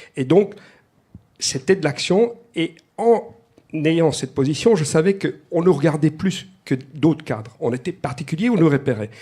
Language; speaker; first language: French; native; French